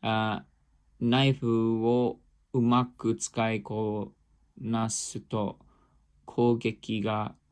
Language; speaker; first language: Japanese; non-native, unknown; English